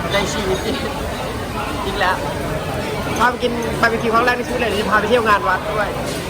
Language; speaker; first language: Thai; native; Thai